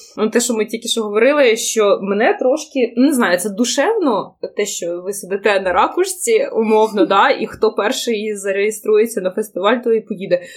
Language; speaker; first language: Ukrainian; non-native, local second language; Russian